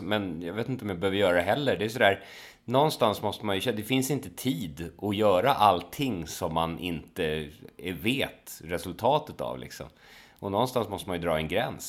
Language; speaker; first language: Swedish; native; Swedish